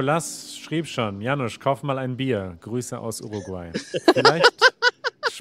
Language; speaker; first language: German; native; German